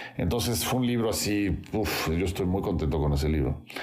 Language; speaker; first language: Spanish; native; Spanish